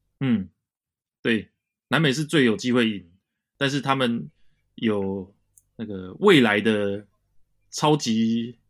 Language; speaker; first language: Chinese; native; Chinese